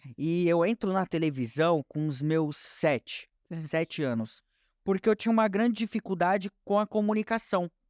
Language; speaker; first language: Portuguese; native; Portuguese